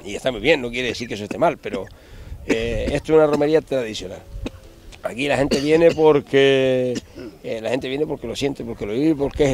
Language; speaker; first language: Spanish; native; Spanish